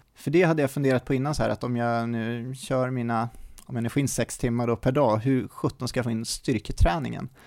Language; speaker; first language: Swedish; native; Swedish